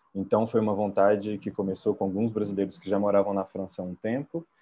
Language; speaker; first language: Portuguese; native; Portuguese